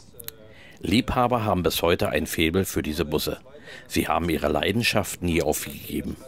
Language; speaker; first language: German; native; German